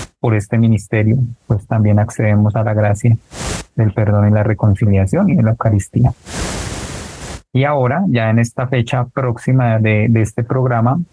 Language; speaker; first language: Spanish; native; Spanish